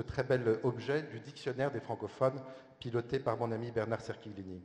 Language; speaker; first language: French; native; French